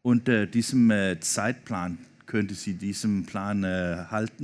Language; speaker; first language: German; non-native, learner; Danish